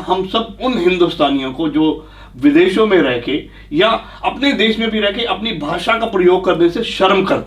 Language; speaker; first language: Hindi; native; Hindi